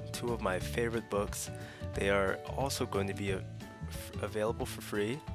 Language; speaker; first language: English; native; English